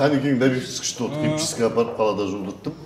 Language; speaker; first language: Kazakh; native; Kazakh